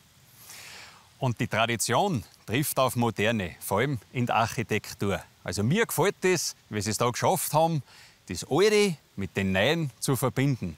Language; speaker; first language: German; native; German